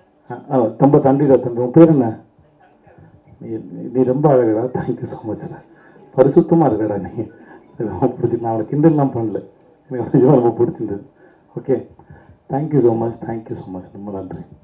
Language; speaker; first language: Tamil; native; Tamil